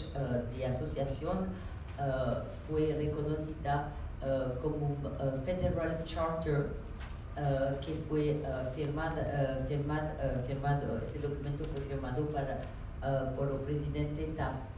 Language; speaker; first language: Spanish; non-native, learner; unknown